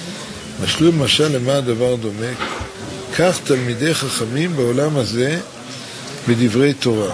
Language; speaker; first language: Hebrew; native; Hebrew